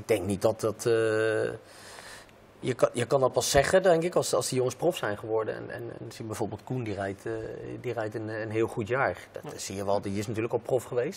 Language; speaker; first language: Dutch; native; Dutch